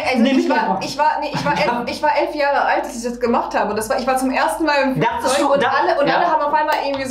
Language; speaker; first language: German; native; German